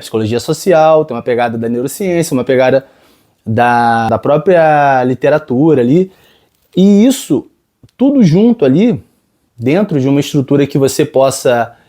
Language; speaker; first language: Portuguese; native; Portuguese